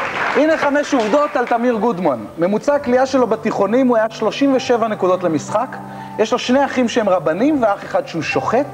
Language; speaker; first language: Hebrew; native; Hebrew